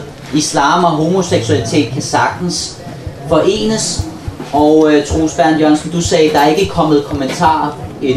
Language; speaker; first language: Danish; native; Danish